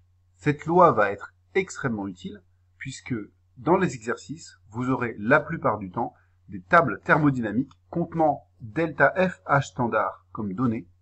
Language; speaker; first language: French; native; French